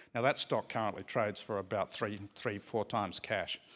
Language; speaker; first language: English; native; English